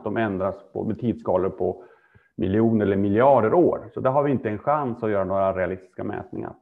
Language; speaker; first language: Swedish; native; Swedish